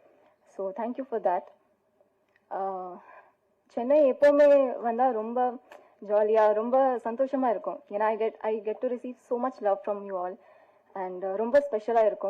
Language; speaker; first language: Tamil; non-native, fluent; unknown